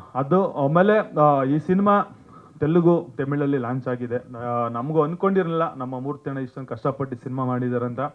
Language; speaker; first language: Kannada; native; Kannada